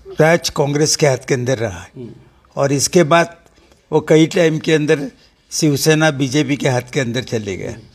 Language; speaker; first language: Hindi; non-native, local second language; Marathi